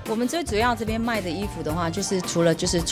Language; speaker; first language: Chinese; native; Chinese